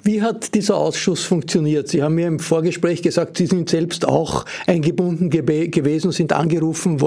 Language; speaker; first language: German; native; German